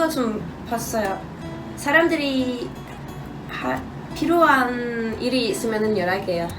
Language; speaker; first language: Korean; non-native, learner; Polish